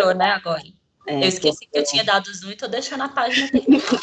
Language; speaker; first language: Portuguese; native; Portuguese